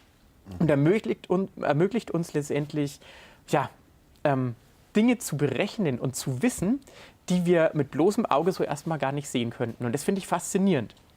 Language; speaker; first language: German; native; German